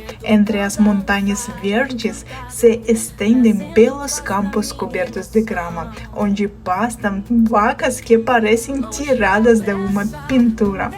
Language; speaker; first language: Portuguese; non-native, fluent; Russian